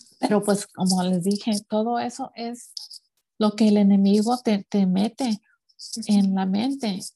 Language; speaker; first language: Spanish; early bilingual, heritage; Spanish